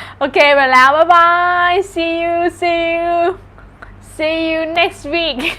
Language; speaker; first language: English; non-native, learner; Thai